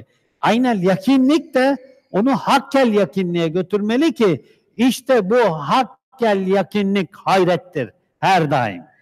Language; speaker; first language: Turkish; native; Turkish